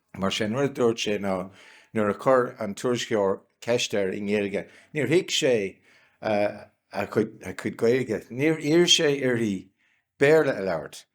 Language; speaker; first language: Irish; non-native, local second language; English